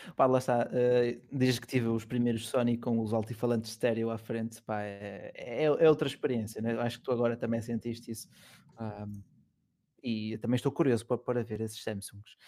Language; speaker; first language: Portuguese; native; Portuguese